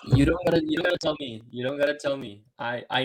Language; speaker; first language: English; native; English